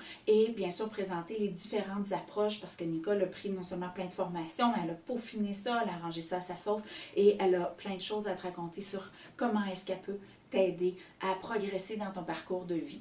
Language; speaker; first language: French; native; French